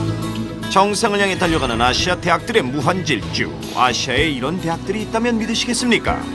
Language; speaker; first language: Korean; native; Korean